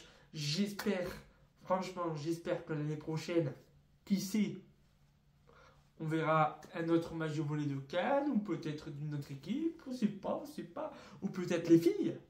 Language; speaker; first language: French; native; French